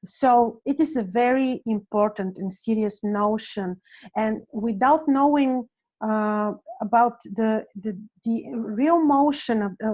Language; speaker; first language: English; non-native, fluent; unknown